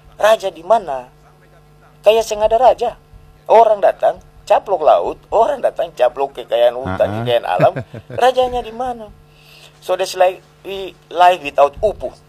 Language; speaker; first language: Indonesian; native; Indonesian